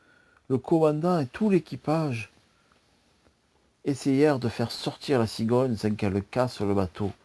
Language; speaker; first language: French; native; French